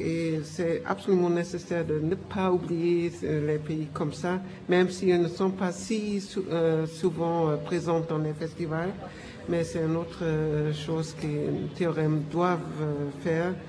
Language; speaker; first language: French; non-native, fluent; German